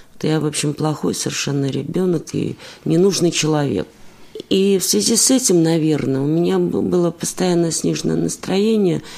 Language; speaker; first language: Russian; native; Russian